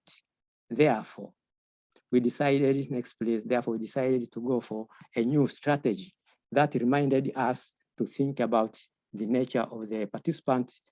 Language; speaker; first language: English; non-native, local second language; Swahili